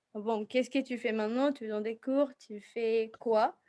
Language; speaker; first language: French; non-native, fluent; Spanish